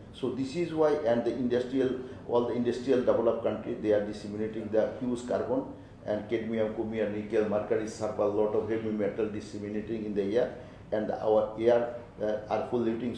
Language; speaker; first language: English; non-native, local second language; Bangla